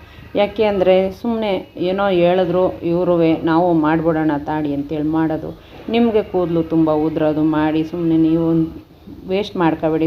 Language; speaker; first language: Kannada; native; Kannada